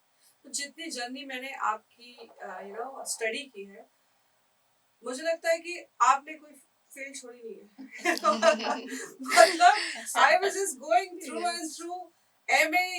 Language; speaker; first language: Hindi; native; Hindi